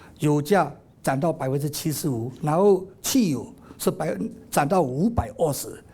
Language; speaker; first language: Chinese; non-native, fluent; Burmese